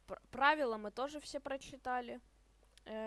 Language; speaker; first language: Russian; native; Russian